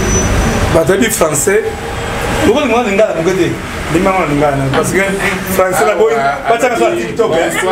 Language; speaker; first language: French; non-native, local second language; Lingala